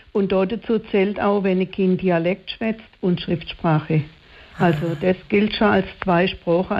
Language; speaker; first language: German; native; German